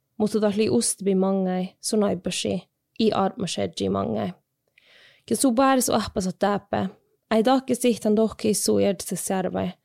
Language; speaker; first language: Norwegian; non-native, local second language; Northern Sami